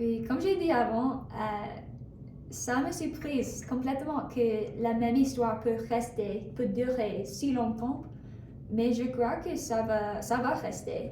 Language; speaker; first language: French; non-native, learner; English